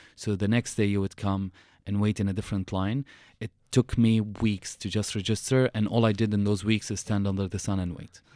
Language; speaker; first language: English; non-native, fluent; Arabic